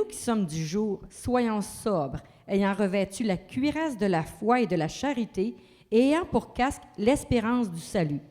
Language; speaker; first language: French; native; French